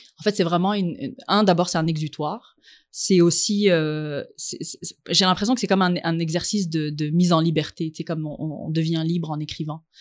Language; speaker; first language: French; early bilingual, other home language; Arabic